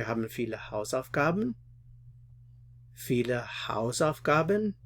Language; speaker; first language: German; non-native, fluent; English